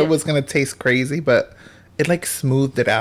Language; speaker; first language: English; native; English